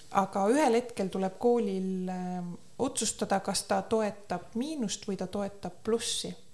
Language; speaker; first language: Estonian; native; Estonian